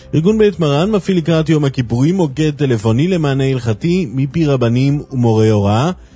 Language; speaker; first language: Hebrew; native; Hebrew